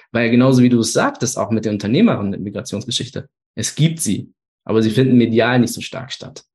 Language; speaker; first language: German; early bilingual, other home language; Turkish